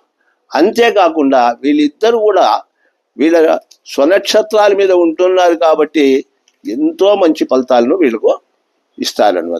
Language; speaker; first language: Telugu; native; Telugu